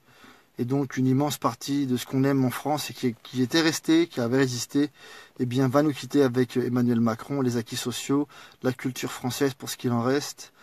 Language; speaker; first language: French; native; French